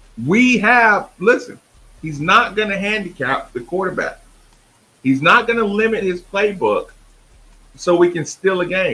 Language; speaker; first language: English; native; English